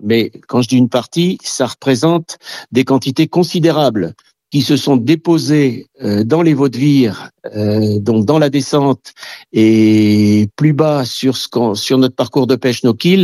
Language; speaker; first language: French; native; French